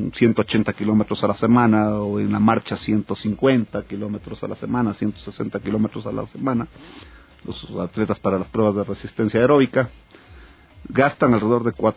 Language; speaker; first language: Spanish; native; Spanish